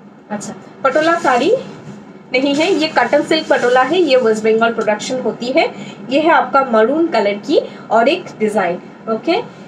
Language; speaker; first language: Hindi; non-native, local second language; Bangla